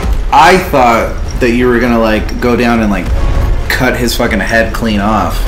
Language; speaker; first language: English; native; English